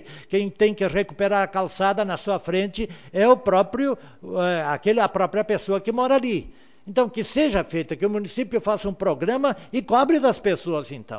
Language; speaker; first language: Portuguese; native; Portuguese